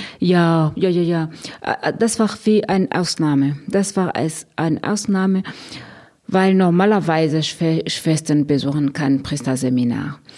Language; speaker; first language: German; non-native, fluent; Rundi